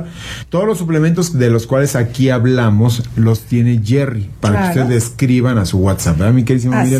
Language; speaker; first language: Spanish; native; Spanish